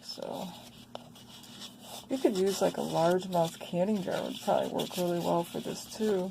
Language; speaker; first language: English; native; English